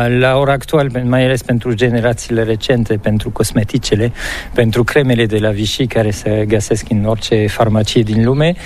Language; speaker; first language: Romanian; non-native, fluent; French